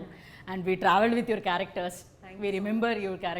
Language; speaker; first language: Telugu; native; Telugu